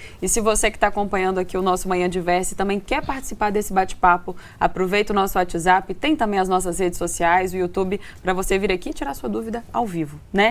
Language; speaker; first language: Portuguese; native; Portuguese